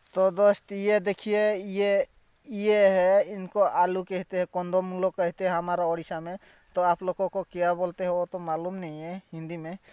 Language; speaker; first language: Hindi; non-native, local second language; Santali